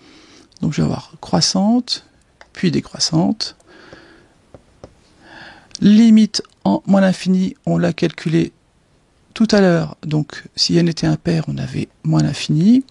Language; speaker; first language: French; native; French